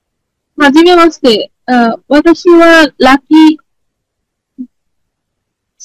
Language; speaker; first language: Japanese; non-native, learner; Bangla